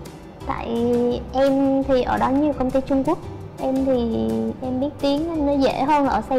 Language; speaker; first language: Vietnamese; native; Vietnamese